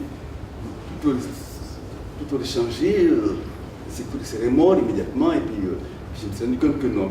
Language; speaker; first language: French; non-native, local second language; Fula